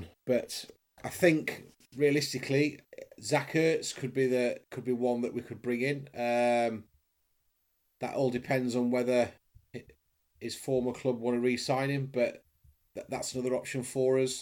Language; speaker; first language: English; native; English